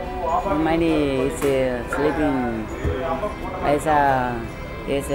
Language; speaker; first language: English; non-native, learner; Tamil